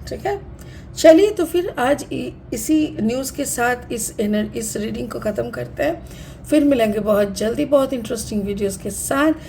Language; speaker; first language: Hindi; non-native, local second language; Bangla